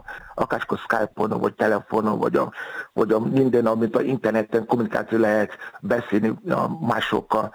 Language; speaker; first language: Hungarian; non-native, learner; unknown